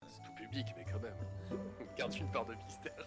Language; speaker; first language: French; native; French